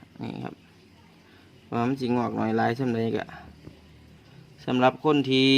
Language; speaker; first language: Thai; non-native, local second language; Northeastern Thai